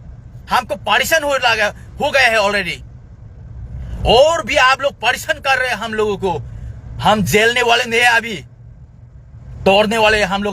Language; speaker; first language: Hindi; non-native, local second language; Kok Borok